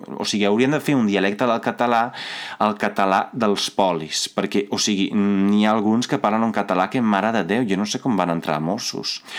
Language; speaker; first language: Catalan; non-native, fluent; Italian